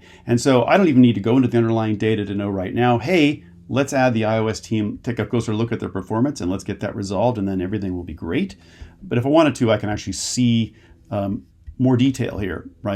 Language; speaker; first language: English; native; English